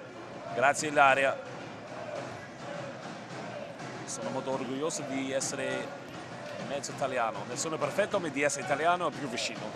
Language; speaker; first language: Italian; non-native, learner; English